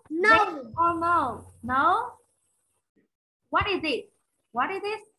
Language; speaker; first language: English; non-native, learner; Vietnamese